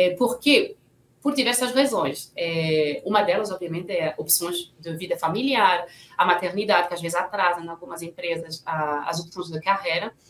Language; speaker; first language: Portuguese; non-native, fluent; French